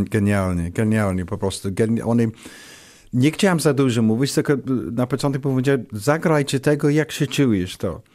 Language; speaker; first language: Polish; non-native, learner; English